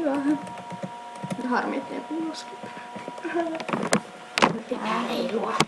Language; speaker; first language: Finnish; native; Finnish